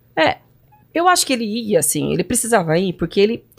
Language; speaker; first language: Portuguese; native; Portuguese